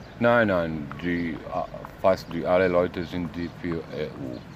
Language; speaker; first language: German; non-native, learner; Bosnian